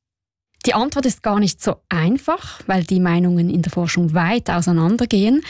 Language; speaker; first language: German; native; German